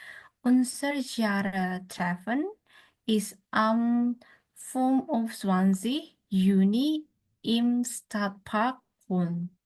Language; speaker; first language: German; non-native, learner; Indonesian